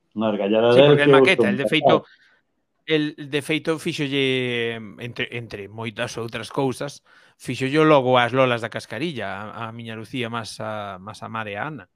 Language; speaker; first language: Galician; native; Galician